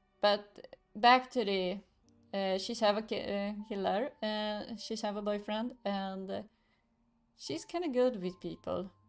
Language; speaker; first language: English; non-native, learner; Swedish